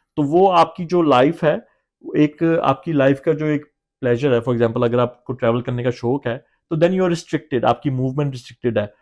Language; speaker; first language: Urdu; native; Urdu